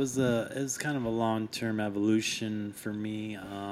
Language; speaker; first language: English; native; English